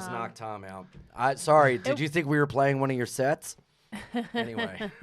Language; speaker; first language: English; native; English